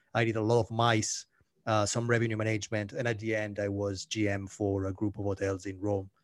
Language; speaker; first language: English; non-native, fluent; Italian